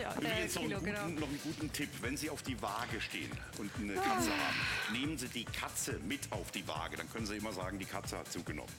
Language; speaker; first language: German; native; German